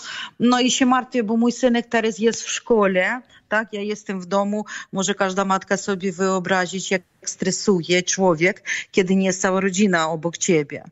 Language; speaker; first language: Polish; non-native, fluent; Ukrainian